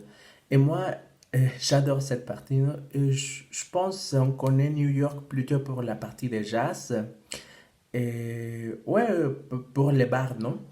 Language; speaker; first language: French; non-native, fluent; Spanish